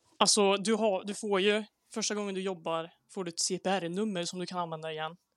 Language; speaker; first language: Swedish; native; Swedish